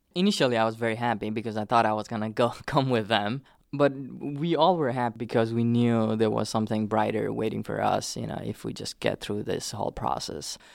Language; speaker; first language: English; non-native, local second language; Nepali